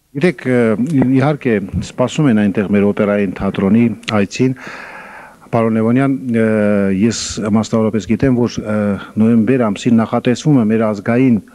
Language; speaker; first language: Armenian; native; Armenian